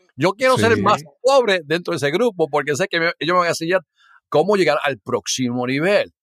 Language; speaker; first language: Spanish; early bilingual, heritage; Spanish